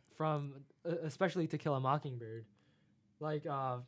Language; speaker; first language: English; non-native, fluent; Chinese